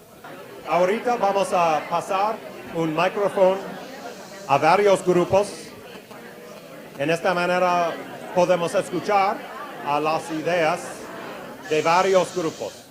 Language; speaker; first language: Spanish; non-native, learner; English